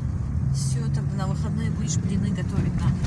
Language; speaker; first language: Russian; non-native, local second language; Tajik